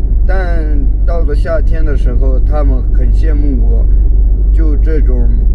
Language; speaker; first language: Chinese; non-native, local second language; Tibetan